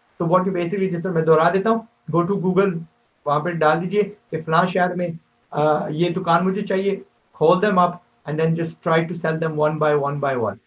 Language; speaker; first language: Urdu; native; Urdu